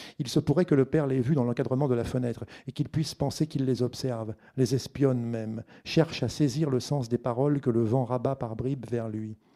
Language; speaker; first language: French; native; French